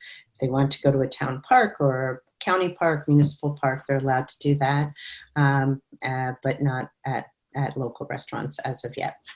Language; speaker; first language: English; native; English